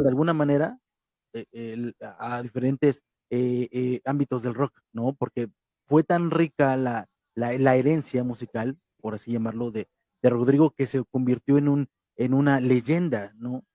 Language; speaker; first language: Spanish; native; Spanish